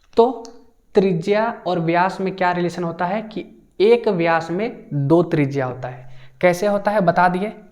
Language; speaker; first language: Hindi; native; Hindi